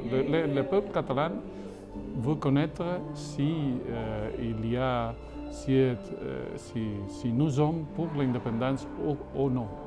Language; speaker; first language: French; non-native, fluent; Catalan